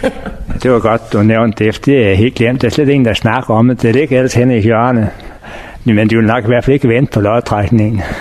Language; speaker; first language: Danish; native; Danish